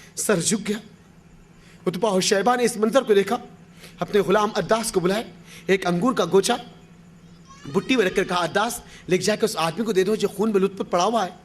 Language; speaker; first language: Urdu; native; Urdu